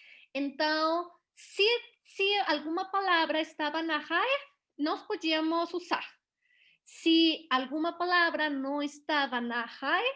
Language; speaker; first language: Portuguese; non-native, learner; Spanish